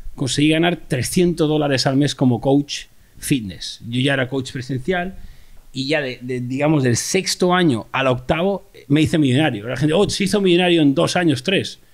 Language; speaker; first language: Spanish; native; Spanish